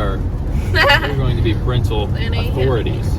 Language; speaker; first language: English; native; English